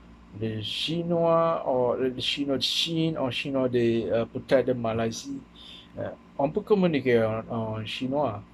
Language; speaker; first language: French; non-native, learner; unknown